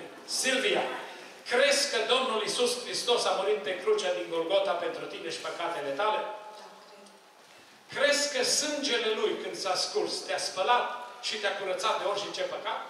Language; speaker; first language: Romanian; native; Romanian